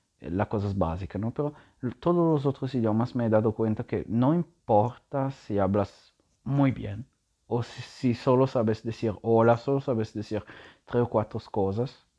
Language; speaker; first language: Spanish; non-native, learner; Italian